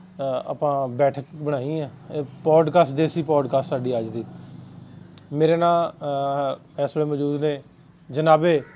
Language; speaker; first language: Punjabi; native; Punjabi